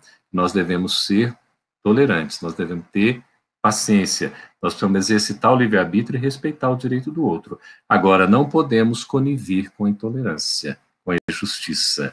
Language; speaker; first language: Portuguese; native; Portuguese